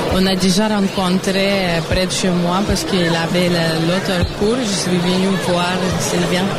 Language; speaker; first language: French; non-native, learner; Russian